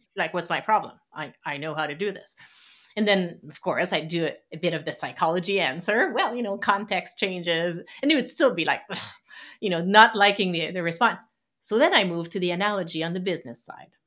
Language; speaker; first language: English; non-native, fluent; French